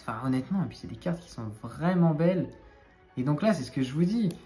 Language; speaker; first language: French; native; French